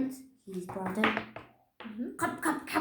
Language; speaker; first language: English; non-native, learner; Turkish